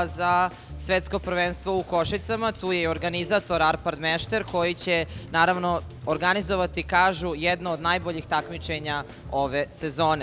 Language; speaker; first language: Bosnian; native; Bosnian